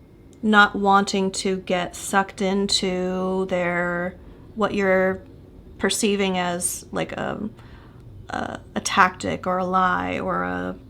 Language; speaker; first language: English; native; English